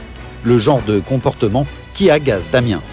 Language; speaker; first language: French; native; French